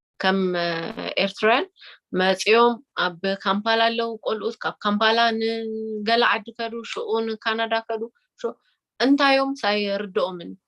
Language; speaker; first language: Tigrinya; early bilingual, heritage; Tigrinya